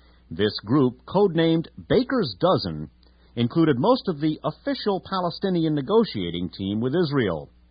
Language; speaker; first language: English; native; English